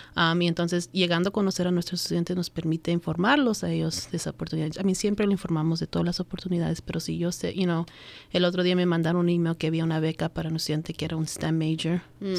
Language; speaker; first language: Spanish; early bilingual, heritage; Spanish